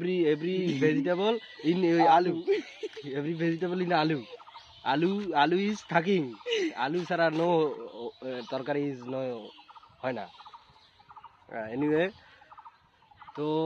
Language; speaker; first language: English; non-native, learner; Bangla